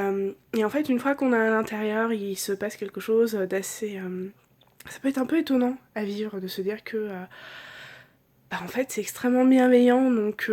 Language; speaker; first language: French; native; French